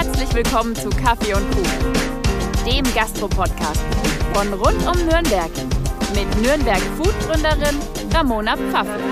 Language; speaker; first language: German; native; German